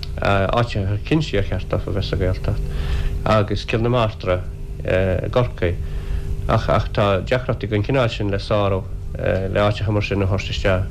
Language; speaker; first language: Irish; native; Irish